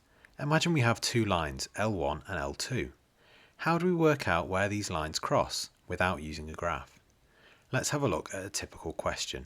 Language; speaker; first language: English; native; English